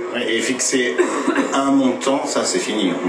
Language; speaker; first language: French; native; French